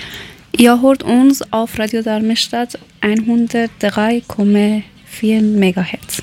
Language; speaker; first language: German; non-native, learner; Persian